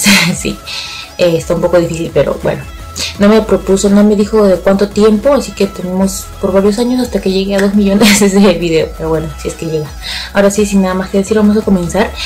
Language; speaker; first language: Spanish; native; Spanish